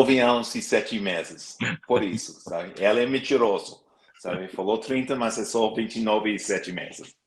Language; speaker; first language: Portuguese; non-native, fluent; English